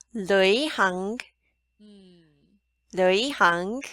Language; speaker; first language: Cantonese; non-native, learner; English